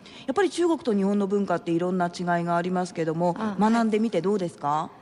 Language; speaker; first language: Japanese; native; Japanese